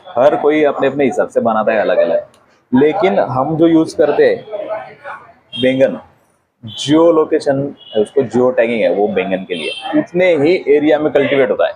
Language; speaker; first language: Hindi; non-native, local second language; Marathi